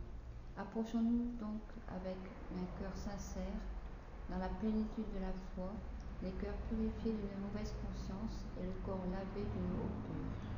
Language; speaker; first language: French; native; French